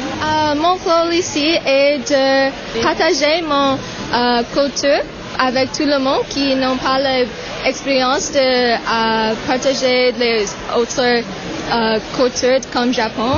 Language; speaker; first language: French; non-native, learner; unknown